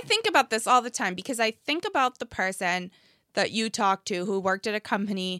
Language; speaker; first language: English; native; English